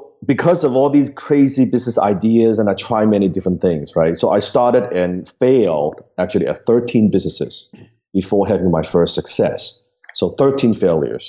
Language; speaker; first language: English; non-native, local second language; Cantonese